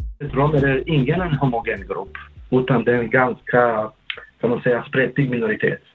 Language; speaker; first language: Swedish; non-native, fluent; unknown